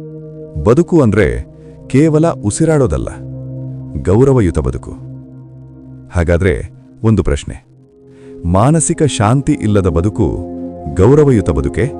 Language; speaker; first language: Kannada; native; Kannada